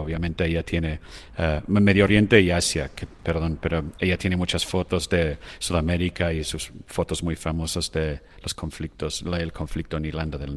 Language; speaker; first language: Spanish; non-native, fluent; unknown